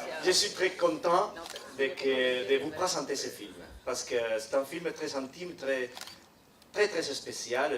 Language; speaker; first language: French; non-native, learner; Spanish